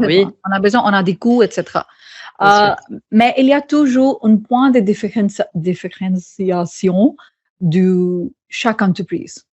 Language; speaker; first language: French; non-native, fluent; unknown